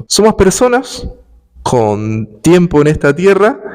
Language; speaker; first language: Spanish; native; Spanish